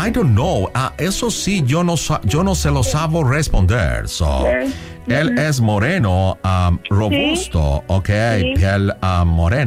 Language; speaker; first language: Spanish; non-native, local second language; English